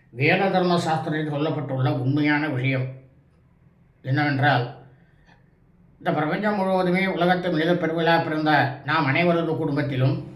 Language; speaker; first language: Tamil; native; Tamil